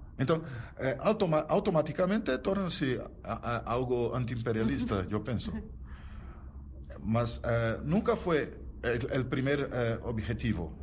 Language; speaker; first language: Spanish; non-native, learner; Portuguese